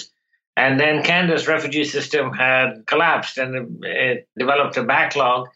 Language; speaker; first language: English; non-native, local second language; Bangla